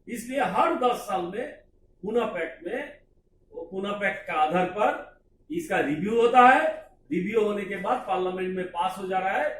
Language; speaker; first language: Hindi; non-native, local second language; Bangla